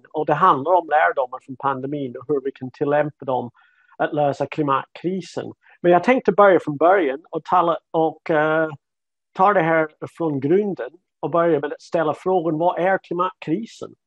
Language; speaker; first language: Swedish; non-native, fluent; English